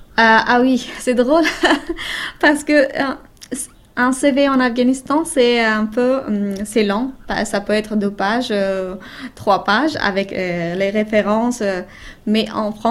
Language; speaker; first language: French; non-native, fluent; Persian